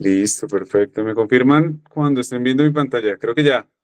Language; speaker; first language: Spanish; native; Spanish